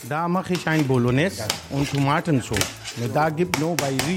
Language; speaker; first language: German; non-native, learner; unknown